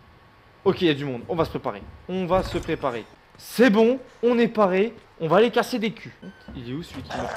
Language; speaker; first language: French; native; French